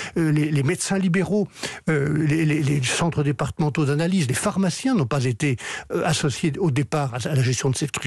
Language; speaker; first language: French; native; French